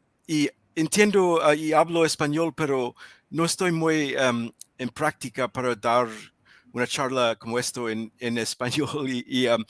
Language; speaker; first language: Spanish; non-native, learner; English